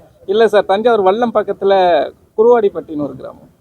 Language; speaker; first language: Tamil; native; Tamil